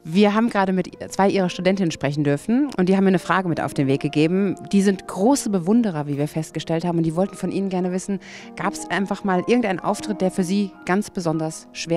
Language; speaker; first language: German; native; German